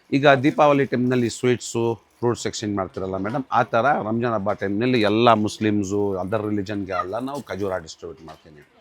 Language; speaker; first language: Kannada; non-native, local second language; Urdu